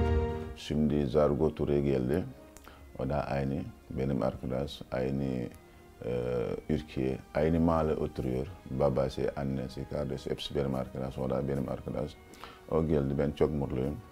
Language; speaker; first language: Turkish; non-native, learner; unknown